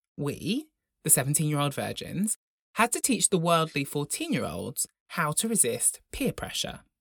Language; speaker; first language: English; native; English